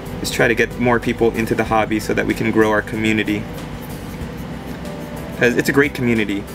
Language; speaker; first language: English; native; English